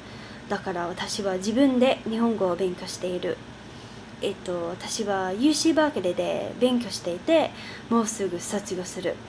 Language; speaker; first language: Japanese; non-native, learner; English